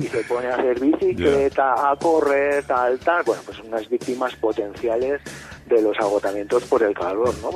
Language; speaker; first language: Spanish; native; Spanish